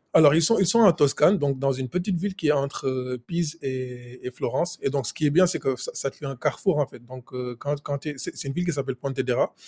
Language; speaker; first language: French; non-native, local second language; Wolof